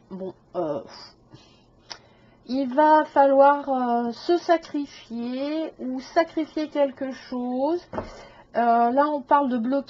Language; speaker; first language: French; native; French